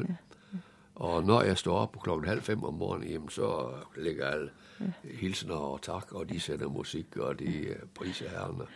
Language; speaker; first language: Danish; native; Danish